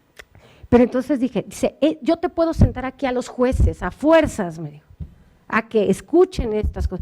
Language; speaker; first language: Spanish; native; Spanish